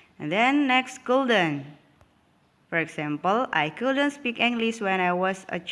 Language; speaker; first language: English; non-native, local second language; Indonesian